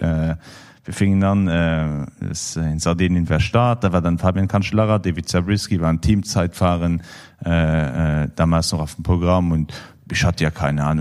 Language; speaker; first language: German; non-native, local second language; Luxembourgish